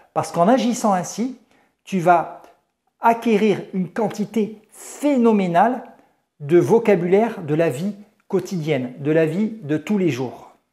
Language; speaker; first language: French; native; French